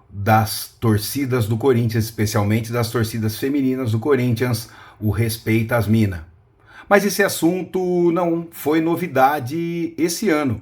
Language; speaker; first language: Portuguese; native; Portuguese